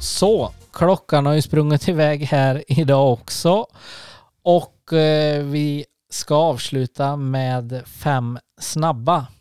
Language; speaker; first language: Swedish; native; Swedish